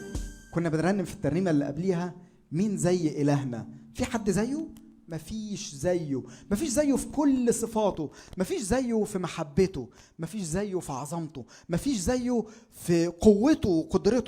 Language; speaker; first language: Arabic; native; Arabic